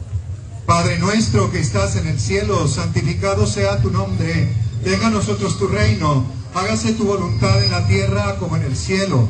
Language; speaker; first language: Spanish; native; Spanish